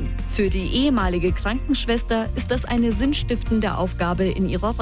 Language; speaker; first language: German; native; German